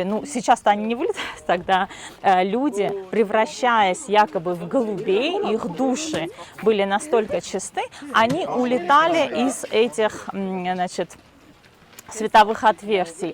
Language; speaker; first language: Russian; native; Russian